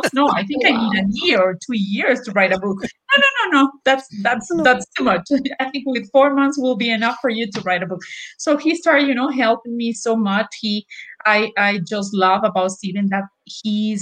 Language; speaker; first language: English; non-native, fluent; Spanish